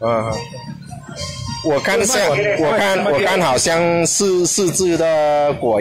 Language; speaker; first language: Chinese; non-native, fluent; Vietnamese